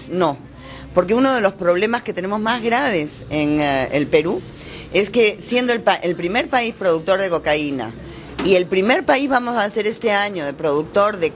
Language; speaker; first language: Spanish; native; Spanish